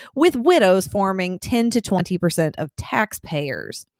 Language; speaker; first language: English; native; English